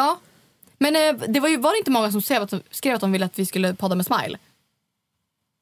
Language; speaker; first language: Swedish; native; Swedish